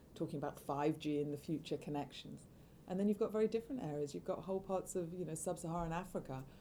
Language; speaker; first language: English; native; English